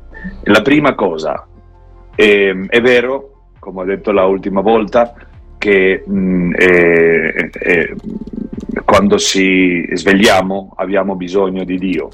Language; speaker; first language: Italian; non-native, fluent; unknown